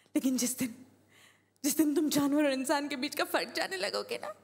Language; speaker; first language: Hindi; non-native, local second language; Marathi